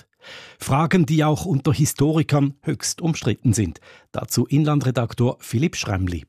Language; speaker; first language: German; native; German